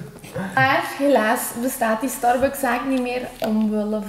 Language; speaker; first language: Dutch; early bilingual, other home language; Turkish